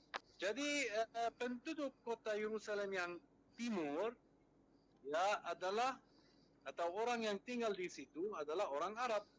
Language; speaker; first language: Indonesian; non-native, fluent; Arabic